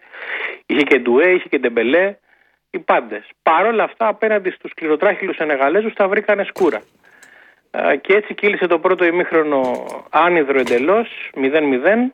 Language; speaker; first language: Greek; native; Greek